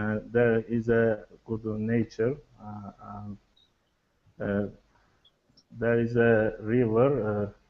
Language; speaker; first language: English; non-native, learner; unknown